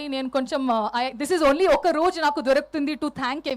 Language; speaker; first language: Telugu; non-native, learner; Kannada